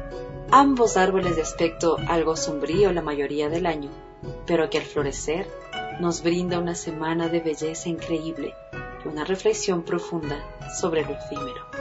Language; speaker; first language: Spanish; native; Spanish